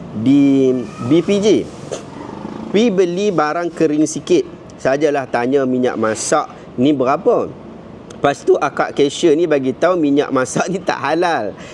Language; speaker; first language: Malay; native; Malay